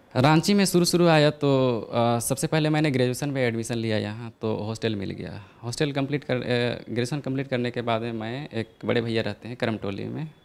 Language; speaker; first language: Hindi; native; Hindi